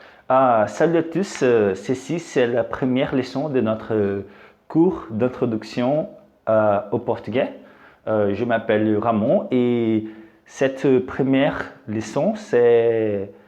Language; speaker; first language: French; non-native, fluent; Portuguese